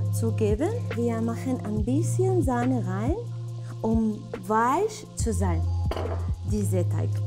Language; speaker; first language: German; non-native, learner; Arabic